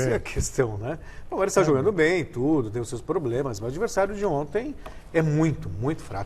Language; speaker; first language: Portuguese; native; Portuguese